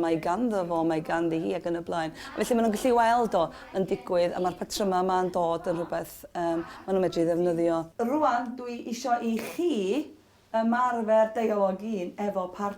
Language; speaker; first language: Welsh; native; Welsh